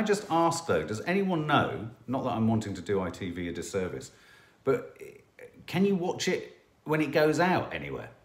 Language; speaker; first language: English; native; English